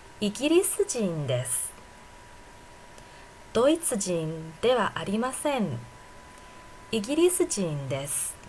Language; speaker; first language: Japanese; non-native, fluent; Chinese